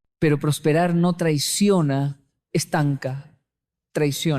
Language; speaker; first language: Spanish; native; Spanish